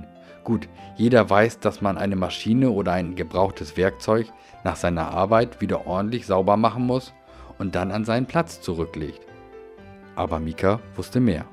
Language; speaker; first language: German; native; German